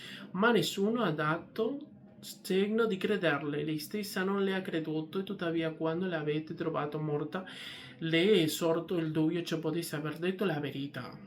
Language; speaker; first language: Italian; non-native, learner; Spanish